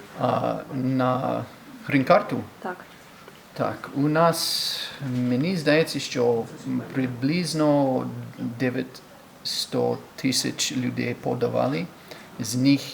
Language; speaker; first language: Ukrainian; non-native, learner; English